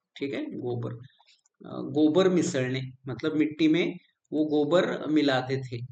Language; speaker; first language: Hindi; non-native, local second language; Marathi